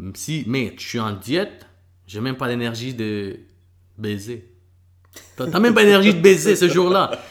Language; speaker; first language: French; early bilingual, other home language; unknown